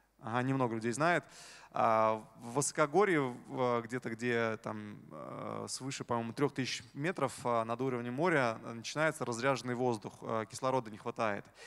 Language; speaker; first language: Russian; native; Russian